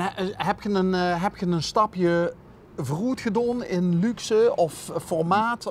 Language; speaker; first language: Dutch; native; Dutch